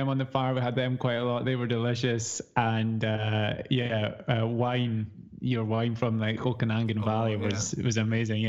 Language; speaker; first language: English; native; English